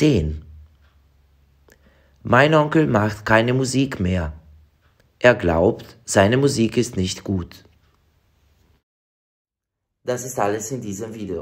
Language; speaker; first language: German; non-native, fluent; Serbian